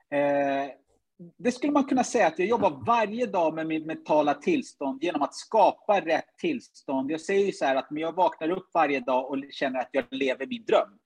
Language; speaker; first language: Swedish; early bilingual, other home language; Ganda